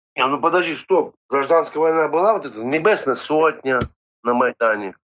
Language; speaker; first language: Russian; non-native, local second language; Crimean Tatar